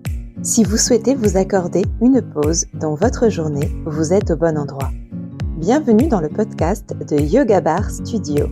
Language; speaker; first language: French; native; French